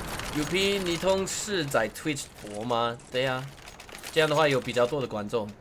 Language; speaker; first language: Chinese; non-native, learner; English